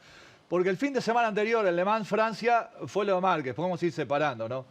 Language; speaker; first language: Spanish; native; Spanish